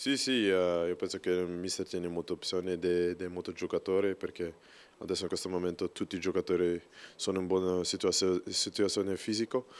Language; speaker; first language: Italian; non-native, learner; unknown